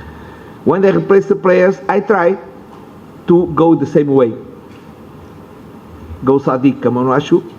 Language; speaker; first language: English; non-native, learner; Portuguese